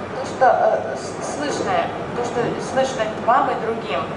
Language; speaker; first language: Russian; native; Russian